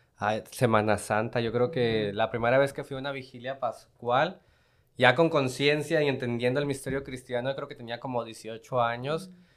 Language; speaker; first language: Spanish; native; Spanish